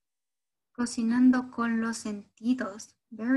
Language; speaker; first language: Spanish; native; Spanish